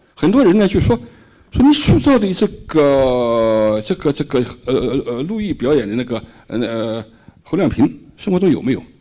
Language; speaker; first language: Chinese; native; Chinese